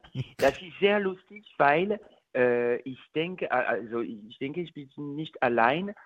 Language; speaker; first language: German; non-native, learner; French